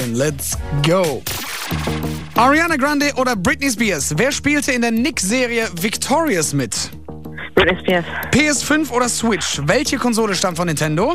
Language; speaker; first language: German; native; German